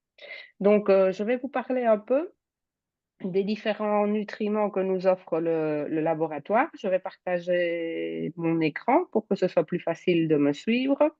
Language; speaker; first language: French; native; French